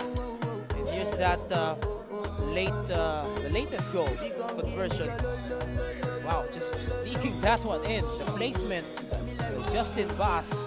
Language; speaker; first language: English; non-native, local second language; Filipino